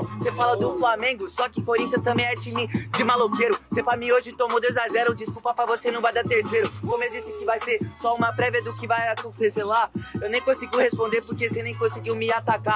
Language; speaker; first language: Portuguese; native; Portuguese